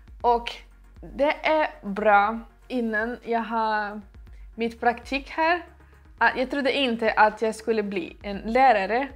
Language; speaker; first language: Swedish; non-native, learner; Portuguese